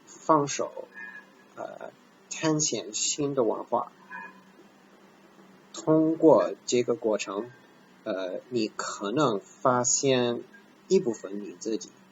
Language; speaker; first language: Chinese; non-native, fluent; English